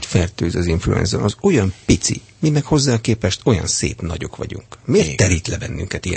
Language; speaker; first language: Hungarian; native; Hungarian